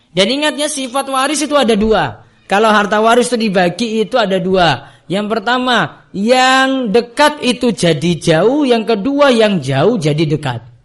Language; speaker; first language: Indonesian; native; Indonesian